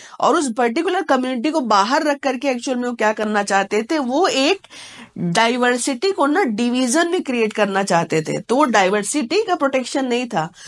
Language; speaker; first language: Hindi; native; Hindi